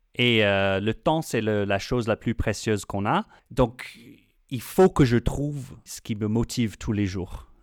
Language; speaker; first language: French; non-native, fluent; English